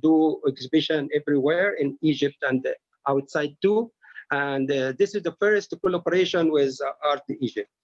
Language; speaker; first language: English; non-native, learner; Arabic